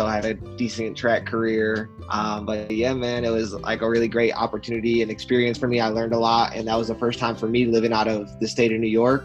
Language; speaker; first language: English; native; English